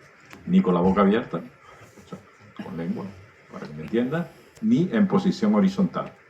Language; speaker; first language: Spanish; native; Spanish